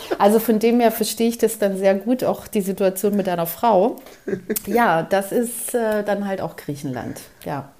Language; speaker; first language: German; early bilingual, other home language; Greek